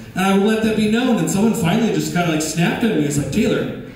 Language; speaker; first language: English; native; English